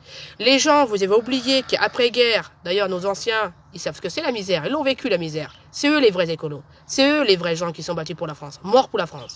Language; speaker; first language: French; native; French